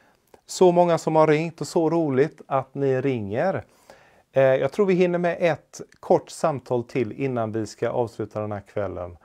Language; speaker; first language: Swedish; native; Swedish